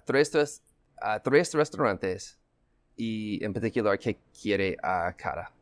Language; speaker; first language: Spanish; non-native, learner; English